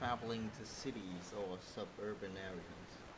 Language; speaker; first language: English; non-native, fluent; Vietnamese